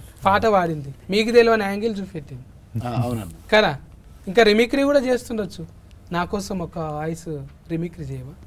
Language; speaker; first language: Telugu; native; Telugu